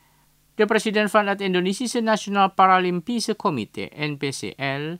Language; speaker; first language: Dutch; non-native, fluent; Indonesian